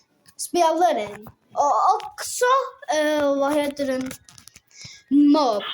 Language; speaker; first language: Swedish; non-native, local second language; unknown